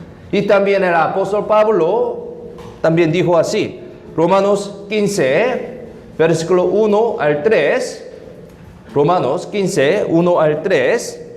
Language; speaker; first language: Spanish; non-native, fluent; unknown